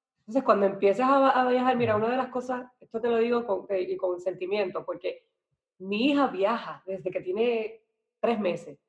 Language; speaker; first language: Spanish; native; Spanish